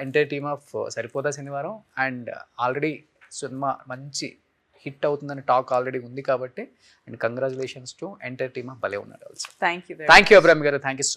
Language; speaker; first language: Telugu; native; Telugu